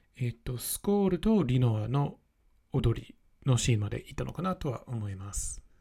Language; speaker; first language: Japanese; non-native, fluent; English